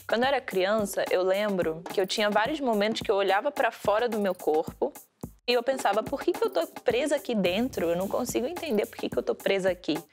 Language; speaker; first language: Portuguese; early bilingual, heritage; Portuguese